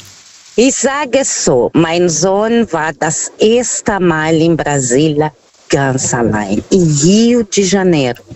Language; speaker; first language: German; non-native, fluent; Portuguese